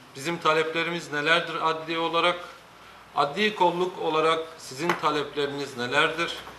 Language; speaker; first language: Turkish; native; Turkish